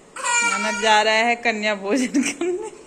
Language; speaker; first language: Hindi; native; Hindi